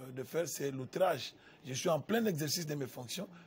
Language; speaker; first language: French; non-native, local second language; Lingala